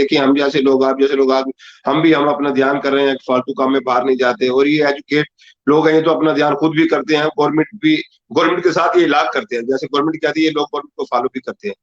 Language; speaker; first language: Urdu; native; Urdu